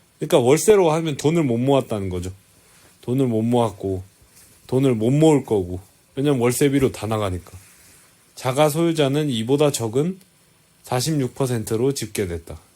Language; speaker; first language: Korean; native; Korean